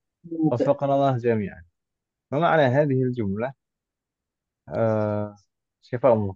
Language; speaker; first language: Arabic; non-native, fluent; Indonesian